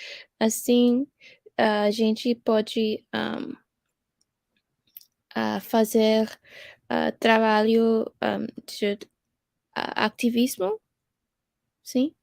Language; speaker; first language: Portuguese; non-native, fluent; English